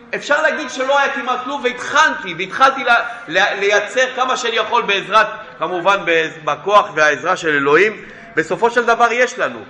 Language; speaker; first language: Hebrew; non-native, fluent; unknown